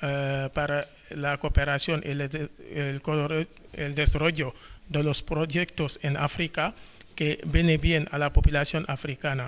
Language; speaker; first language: Spanish; non-native, fluent; Wolof